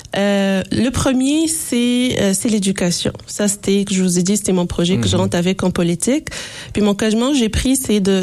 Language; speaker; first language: French; non-native, local second language; Arabic